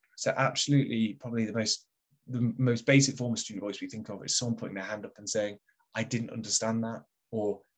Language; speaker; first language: English; native; English